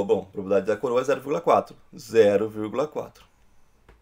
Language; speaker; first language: Portuguese; native; Portuguese